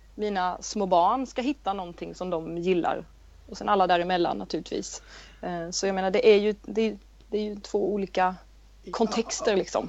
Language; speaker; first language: Swedish; native; Swedish